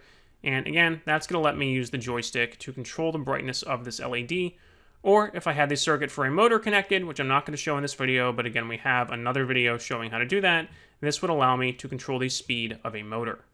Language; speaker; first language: English; native; English